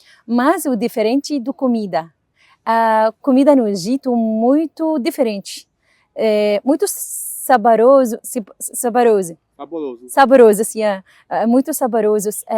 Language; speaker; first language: Portuguese; non-native, learner; Arabic